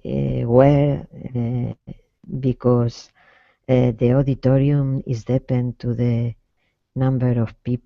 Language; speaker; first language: English; non-native, learner; Spanish